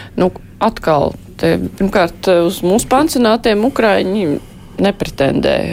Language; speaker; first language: Latvian; native; Latvian